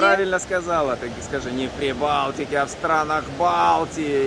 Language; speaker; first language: Russian; native; Russian